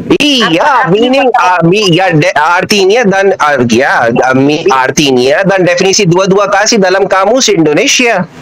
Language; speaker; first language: Indonesian; non-native, learner; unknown